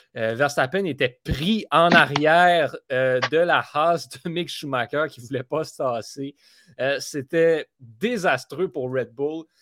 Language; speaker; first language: French; native; French